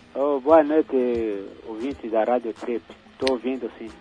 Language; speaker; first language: Portuguese; non-native, fluent; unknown